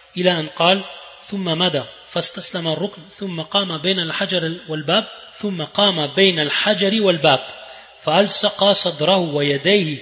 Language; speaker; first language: Arabic; non-native, fluent; French